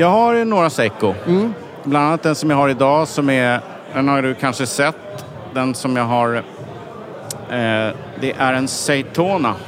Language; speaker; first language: Swedish; native; Swedish